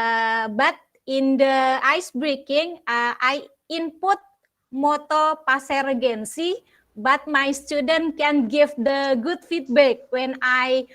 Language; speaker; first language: English; non-native, learner; Indonesian